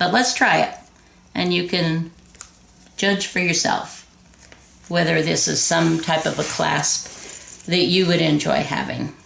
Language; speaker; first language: English; native; English